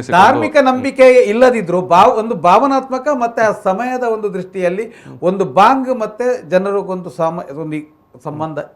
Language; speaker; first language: Kannada; non-native, local second language; Tulu